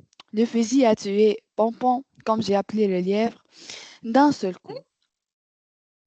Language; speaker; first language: French; non-native, learner; Arabic